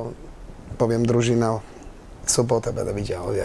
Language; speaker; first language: Polish; non-native, learner; Albanian